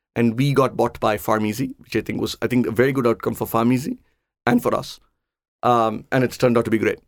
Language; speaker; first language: English; non-native, local second language; Tamil